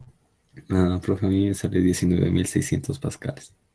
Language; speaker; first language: Spanish; native; Spanish